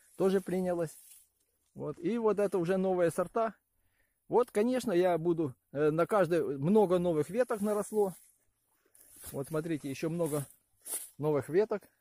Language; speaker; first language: Russian; non-native, local second language; Ukrainian